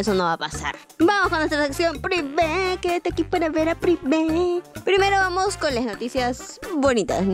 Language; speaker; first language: Spanish; native; Spanish